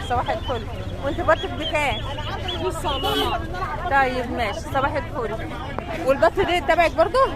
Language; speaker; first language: Arabic; native; Arabic